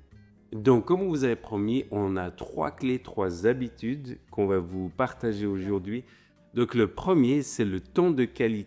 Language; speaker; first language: French; native; French